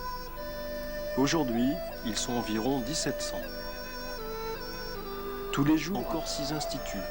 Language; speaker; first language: French; native; French